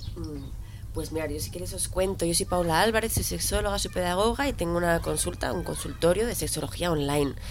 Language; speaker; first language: Spanish; native; Spanish